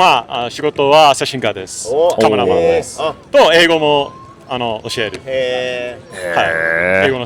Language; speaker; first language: Japanese; non-native, learner; English